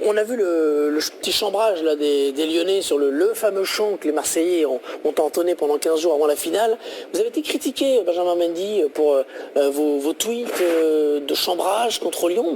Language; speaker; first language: French; native; French